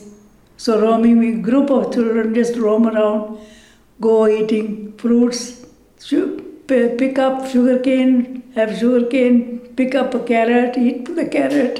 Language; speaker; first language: English; non-native, local second language; Punjabi